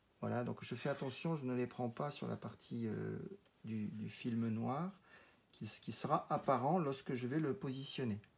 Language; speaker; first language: French; native; French